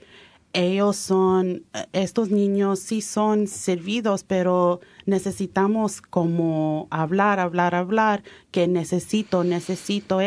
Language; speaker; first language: Spanish; early bilingual, heritage; Spanish